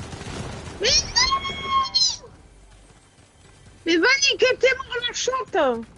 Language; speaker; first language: French; native; French